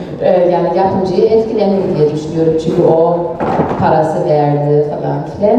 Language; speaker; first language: Turkish; early bilingual, heritage; Turkish